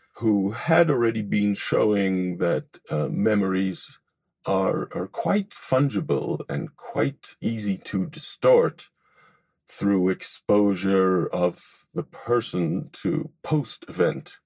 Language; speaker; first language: English; non-native, fluent; Hebrew